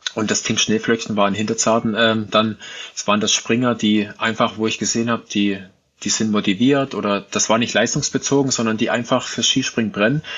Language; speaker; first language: German; native; German